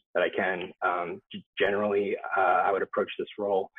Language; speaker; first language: English; native; English